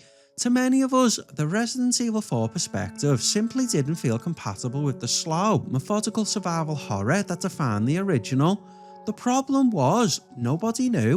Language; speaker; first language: English; native; English